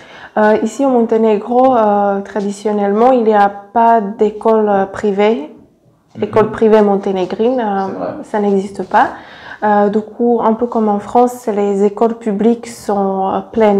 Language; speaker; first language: French; non-native, fluent; Serbian